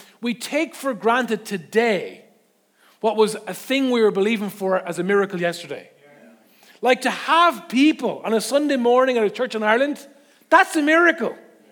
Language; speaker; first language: English; native; English